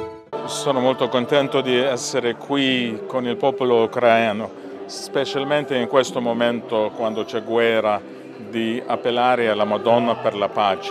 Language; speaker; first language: Italian; non-native, fluent; Lithuanian